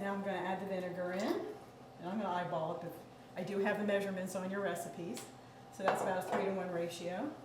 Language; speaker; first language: English; native; English